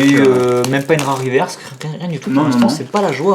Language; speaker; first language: French; native; French